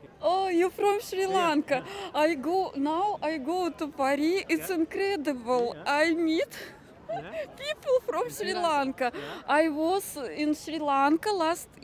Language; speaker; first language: English; non-native, learner; Russian